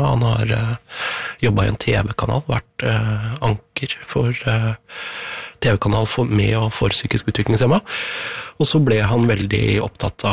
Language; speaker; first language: Norwegian; native; Norwegian